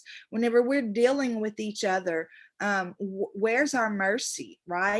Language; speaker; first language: English; native; English